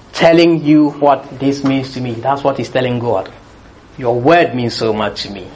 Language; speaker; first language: English; non-native, local second language; Akan